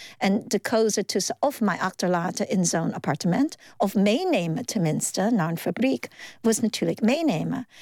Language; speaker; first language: Dutch; non-native, fluent; Cantonese